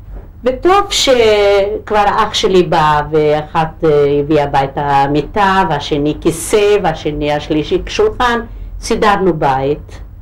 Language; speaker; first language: Hebrew; non-native, local second language; Hungarian